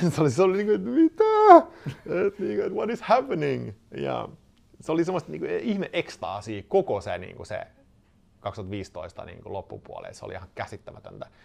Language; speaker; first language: Finnish; non-native, fluent; Swedish